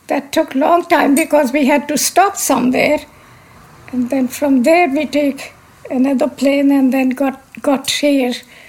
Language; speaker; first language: English; non-native, local second language; Punjabi